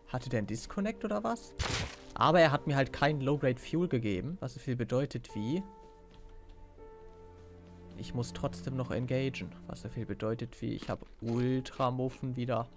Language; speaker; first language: German; native; German